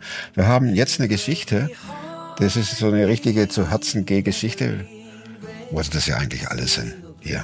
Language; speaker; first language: German; native; German